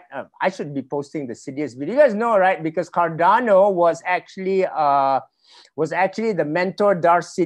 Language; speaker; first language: English; non-native, local second language; Malay